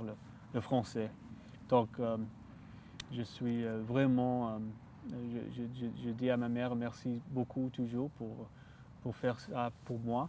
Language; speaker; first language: French; non-native, local second language; English